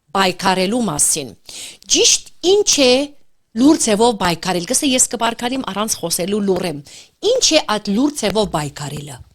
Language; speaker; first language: Armenian; early bilingual, heritage; Armenian